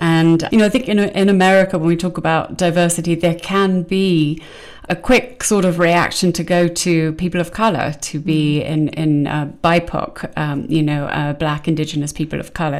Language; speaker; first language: English; native; English